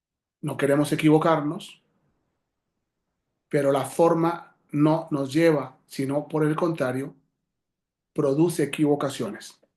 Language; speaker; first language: Spanish; native; Spanish